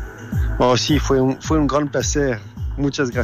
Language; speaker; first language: Spanish; non-native, learner; French